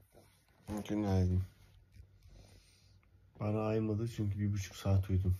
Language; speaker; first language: Turkish; native; Turkish